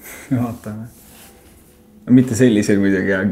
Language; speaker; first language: Estonian; native; Estonian